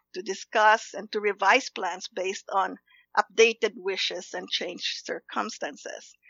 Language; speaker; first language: English; non-native, local second language; Filipino